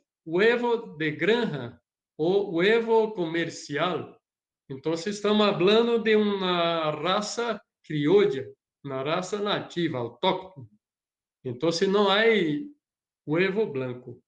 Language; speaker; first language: Spanish; non-native, learner; Portuguese